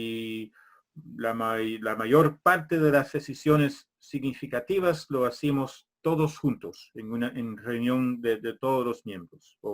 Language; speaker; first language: Spanish; non-native, fluent; English